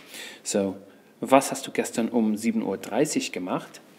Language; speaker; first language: German; non-native, fluent; English